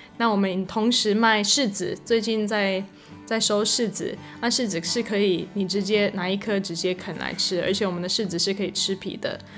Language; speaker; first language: Chinese; non-native, fluent; English